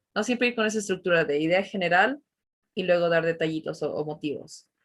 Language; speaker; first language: Spanish; early bilingual, heritage; Spanish